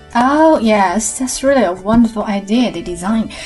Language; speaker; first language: English; non-native, fluent; Chinese